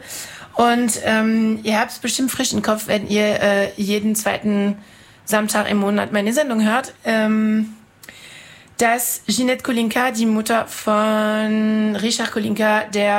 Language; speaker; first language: German; non-native, fluent; French